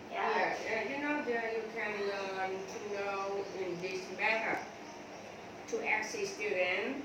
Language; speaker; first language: English; non-native, learner; Thai